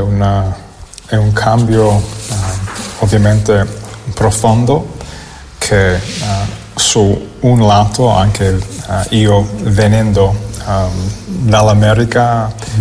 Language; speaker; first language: Italian; non-native, fluent; English